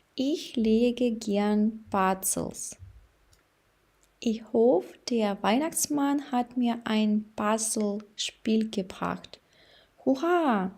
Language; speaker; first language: German; non-native, fluent; Ukrainian